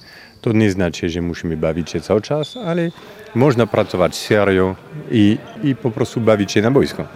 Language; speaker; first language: Polish; non-native, fluent; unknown